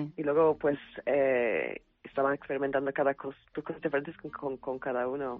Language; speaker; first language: Spanish; non-native, fluent; English